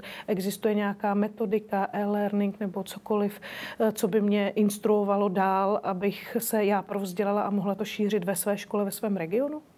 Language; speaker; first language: Czech; native; Czech